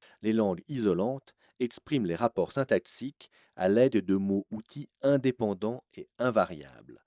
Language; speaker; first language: French; native; French